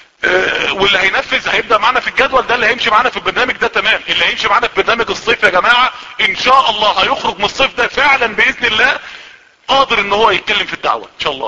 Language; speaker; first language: Arabic; native; Arabic